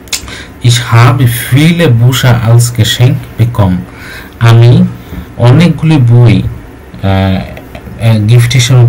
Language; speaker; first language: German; non-native, fluent; Bangla